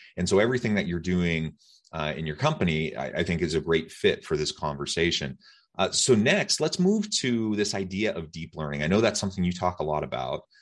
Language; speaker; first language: English; native; English